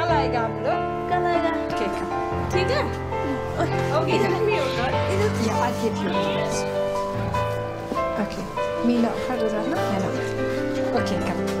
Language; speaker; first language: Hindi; non-native, local second language; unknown